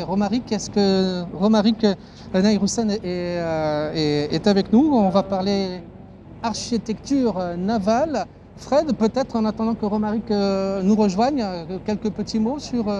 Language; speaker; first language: French; native; French